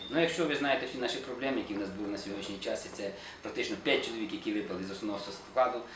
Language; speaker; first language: Ukrainian; native; Ukrainian